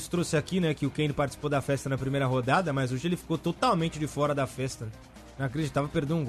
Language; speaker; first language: Portuguese; native; Portuguese